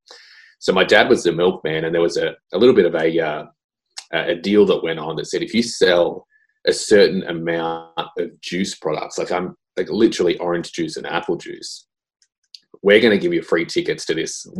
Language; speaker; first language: English; native; English